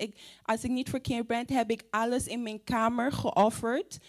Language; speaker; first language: Dutch; non-native, fluent; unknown